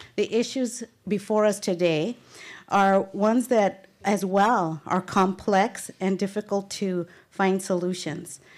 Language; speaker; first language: English; native; English